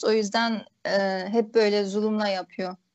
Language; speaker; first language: Turkish; early bilingual, other home language; Uyghur